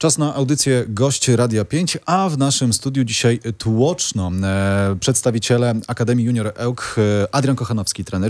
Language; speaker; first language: Polish; native; Polish